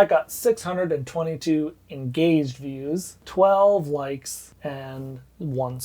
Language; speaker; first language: English; native; English